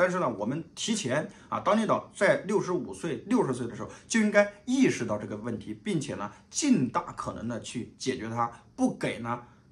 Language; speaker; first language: Chinese; native; Chinese